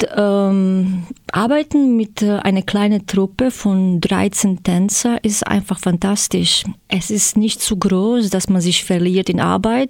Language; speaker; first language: German; non-native, fluent; Croatian